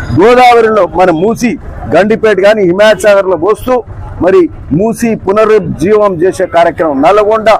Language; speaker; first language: Telugu; native; Telugu